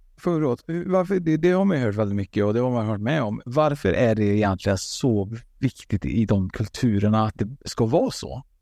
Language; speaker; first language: Swedish; native; Swedish